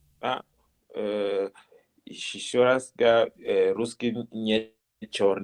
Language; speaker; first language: Russian; non-native, learner; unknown